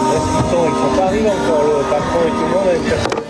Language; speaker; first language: French; native; French